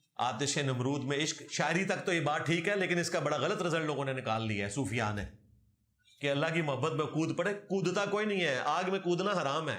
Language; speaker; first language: Urdu; non-native, local second language; Punjabi